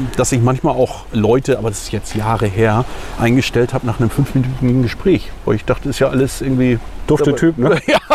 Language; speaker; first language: German; native; German